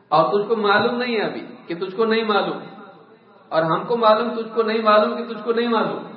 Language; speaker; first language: Urdu; native; Urdu